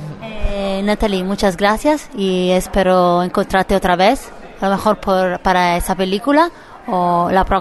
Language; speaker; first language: Spanish; non-native, fluent; Italian